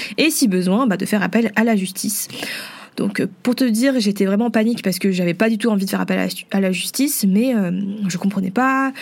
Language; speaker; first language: French; early bilingual, other home language; Vietnamese